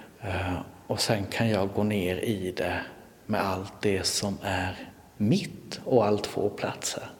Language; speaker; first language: Swedish; native; Swedish